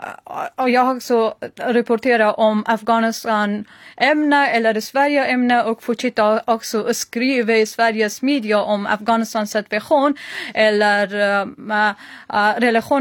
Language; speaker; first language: Swedish; non-native, learner; Persian